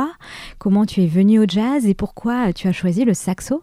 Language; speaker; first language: French; native; French